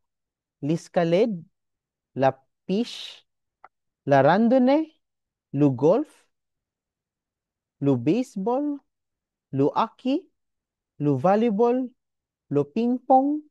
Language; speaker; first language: French; non-native, learner; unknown